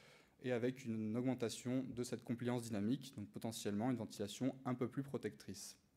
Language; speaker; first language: French; native; French